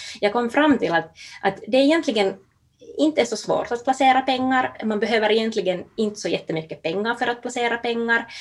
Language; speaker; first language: Swedish; native; Swedish